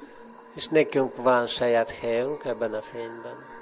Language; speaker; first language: Hungarian; non-native, fluent; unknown